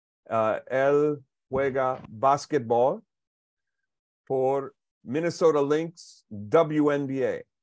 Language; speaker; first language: Spanish; non-native, learner; English